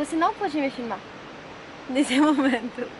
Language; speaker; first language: Portuguese; non-native, learner; French